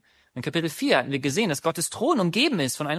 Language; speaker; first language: German; native; German